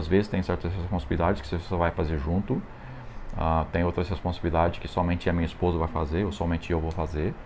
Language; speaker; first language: Portuguese; non-native, fluent; English